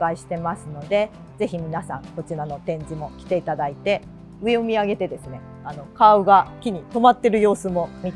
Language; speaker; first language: Japanese; native; Japanese